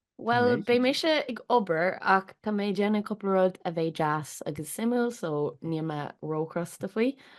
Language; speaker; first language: Irish; native; Irish